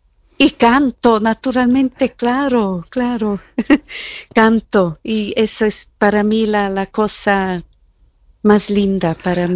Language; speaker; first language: Spanish; non-native, fluent; Italian